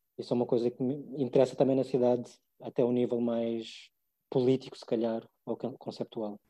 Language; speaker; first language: Portuguese; early bilingual, other home language; English